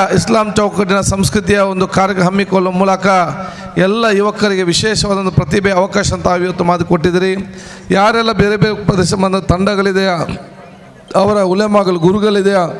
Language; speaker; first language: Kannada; non-native, local second language; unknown